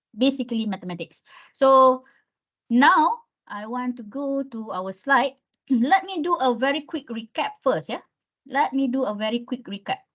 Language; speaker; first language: English; non-native, local second language; Malay